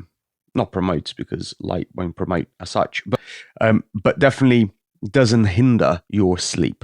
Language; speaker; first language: English; native; English